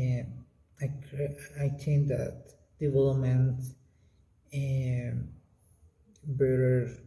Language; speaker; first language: English; non-native, learner; Spanish